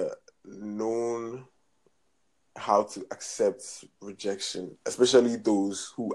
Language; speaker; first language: English; non-native, local second language; Akan